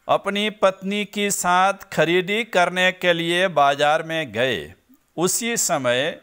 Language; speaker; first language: Hindi; non-native, local second language; Gujarati